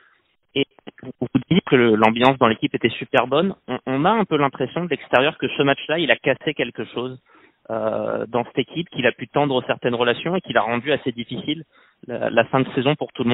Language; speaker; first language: French; native; French